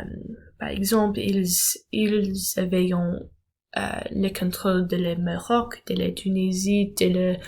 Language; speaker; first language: French; non-native, learner; English